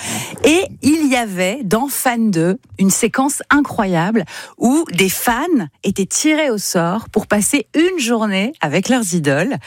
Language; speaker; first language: French; native; French